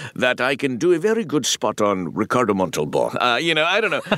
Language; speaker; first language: English; native; English